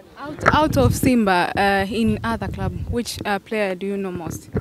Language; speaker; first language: English; non-native, learner; Swahili